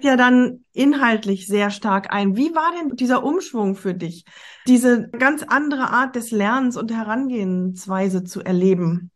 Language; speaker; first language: German; native; German